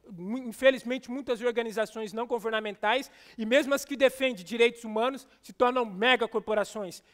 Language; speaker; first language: Portuguese; native; Portuguese